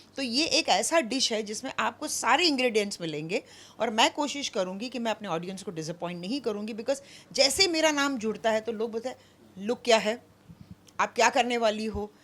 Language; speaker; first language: Hindi; non-native, local second language; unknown